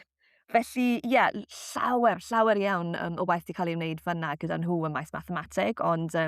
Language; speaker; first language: Welsh; native; Welsh